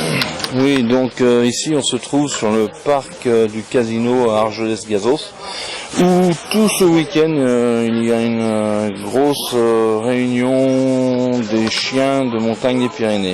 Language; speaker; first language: French; native; French